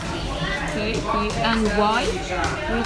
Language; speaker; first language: English; non-native, learner; Dutch